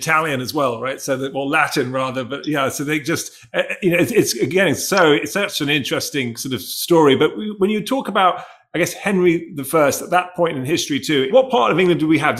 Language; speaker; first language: English; native; English